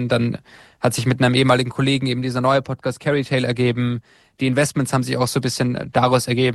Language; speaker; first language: German; native; German